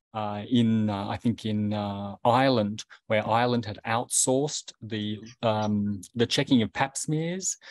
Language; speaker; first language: English; native; English